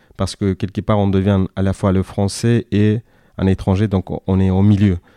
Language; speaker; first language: French; non-native, fluent; Kyrgyz